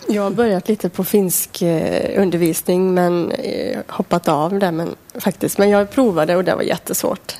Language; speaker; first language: Swedish; native; Swedish